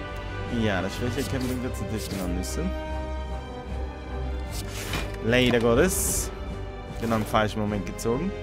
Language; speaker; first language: German; native; German